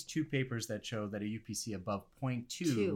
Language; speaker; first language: English; non-native, fluent; French